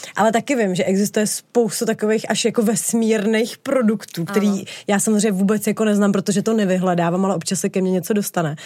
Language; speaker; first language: Czech; native; Czech